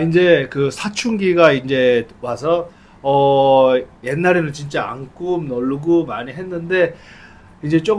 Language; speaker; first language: Korean; early bilingual, heritage; Japanese